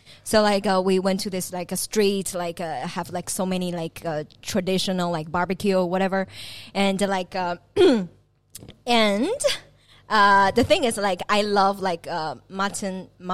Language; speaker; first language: English; non-native, fluent; Chinese